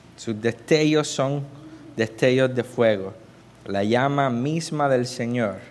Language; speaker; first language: Spanish; native; Spanish